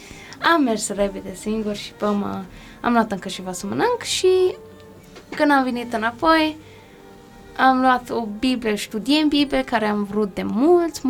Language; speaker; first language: Romanian; early bilingual, heritage; Romanian